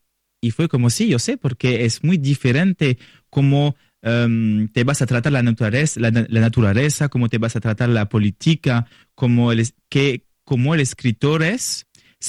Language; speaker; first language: Spanish; non-native, learner; French